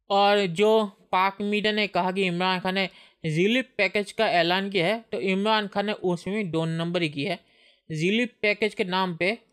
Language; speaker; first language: Hindi; native; Hindi